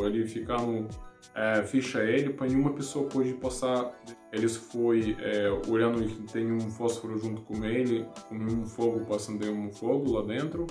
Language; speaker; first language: Portuguese; non-native, learner; Russian